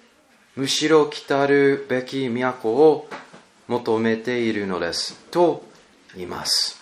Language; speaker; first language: Japanese; non-native, learner; English